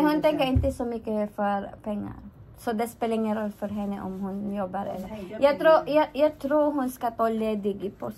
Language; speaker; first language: Swedish; non-native, learner; Filipino